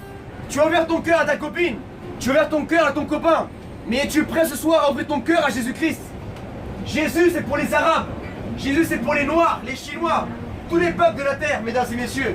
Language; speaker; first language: French; native; French